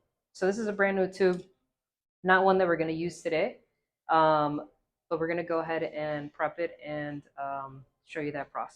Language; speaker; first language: English; native; English